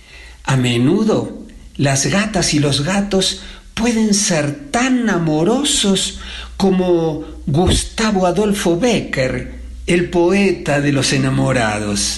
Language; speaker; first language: Spanish; native; Spanish